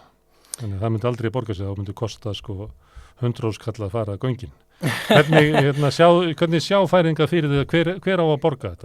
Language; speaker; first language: Icelandic; native; Icelandic